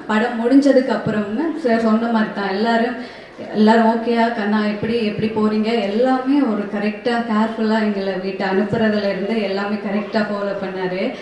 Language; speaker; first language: Tamil; non-native, fluent; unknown